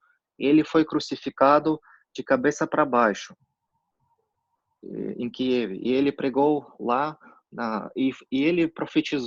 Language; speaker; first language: Portuguese; non-native, fluent; Russian